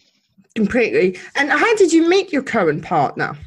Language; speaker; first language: English; native; English